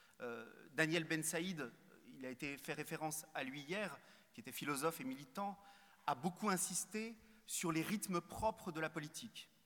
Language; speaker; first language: French; native; French